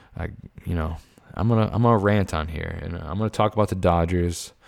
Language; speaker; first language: English; native; English